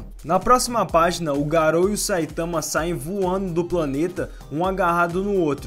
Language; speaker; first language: Portuguese; native; Portuguese